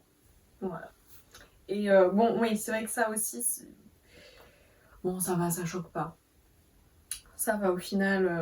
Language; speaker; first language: French; native; French